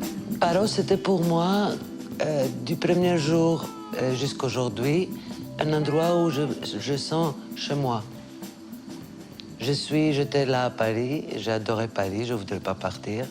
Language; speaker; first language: French; non-native, fluent; Greek